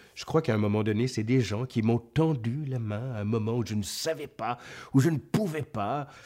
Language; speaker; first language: French; native; French